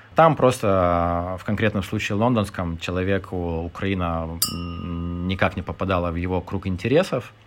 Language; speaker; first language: Russian; non-native, fluent; Lithuanian